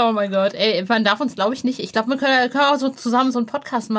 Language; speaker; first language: German; native; German